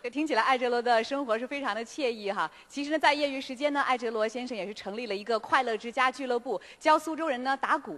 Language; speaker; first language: Chinese; native; Chinese